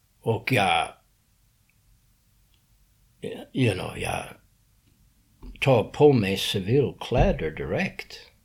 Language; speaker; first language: Swedish; non-native, learner; English